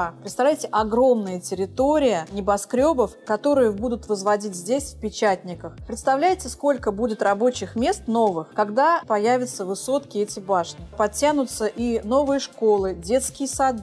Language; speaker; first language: Russian; native; Russian